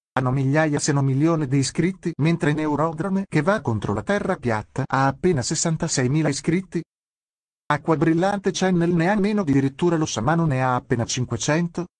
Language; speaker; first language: Italian; native; Italian